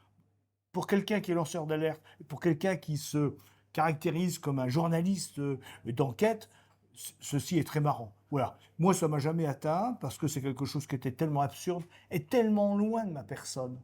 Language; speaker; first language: French; native; French